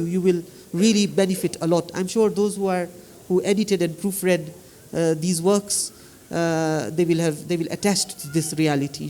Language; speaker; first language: English; non-native, fluent; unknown